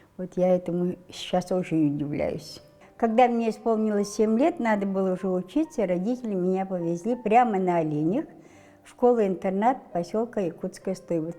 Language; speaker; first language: Russian; non-native, local second language; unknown